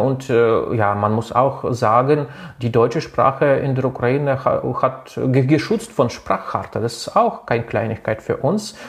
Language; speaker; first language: German; non-native, local second language; Russian